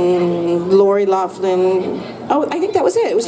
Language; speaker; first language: English; native; English